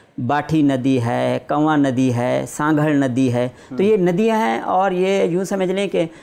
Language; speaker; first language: Urdu; non-native, local second language; Saraiki